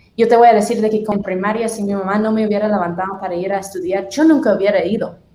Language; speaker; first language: Spanish; non-native, fluent; English